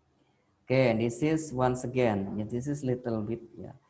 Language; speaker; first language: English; non-native, fluent; Indonesian